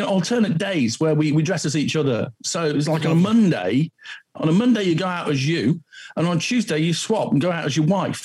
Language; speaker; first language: English; native; English